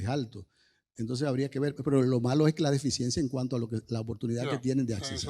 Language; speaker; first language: Spanish; native; Spanish